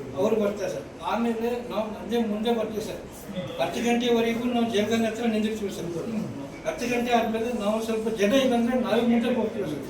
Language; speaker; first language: Kannada; non-native, local second language; Urdu